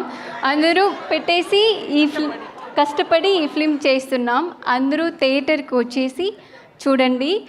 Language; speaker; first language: Telugu; non-native, learner; Tamil